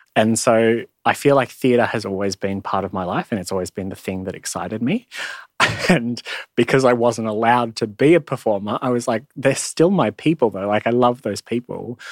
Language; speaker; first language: English; native; English